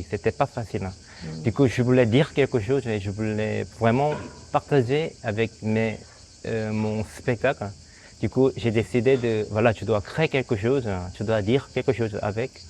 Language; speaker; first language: French; non-native, fluent; Korean